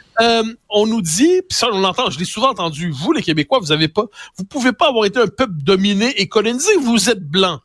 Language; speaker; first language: French; native; French